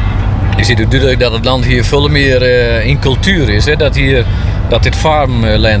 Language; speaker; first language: Dutch; native; Dutch